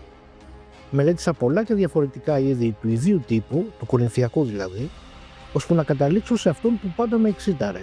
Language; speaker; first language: Greek; native; Greek